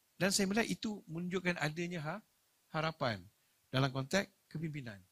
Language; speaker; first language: Malay; native; Malay